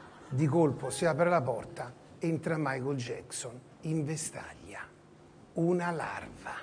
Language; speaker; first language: Italian; native; Italian